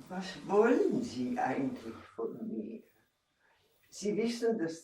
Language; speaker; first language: German; non-native, fluent; Czech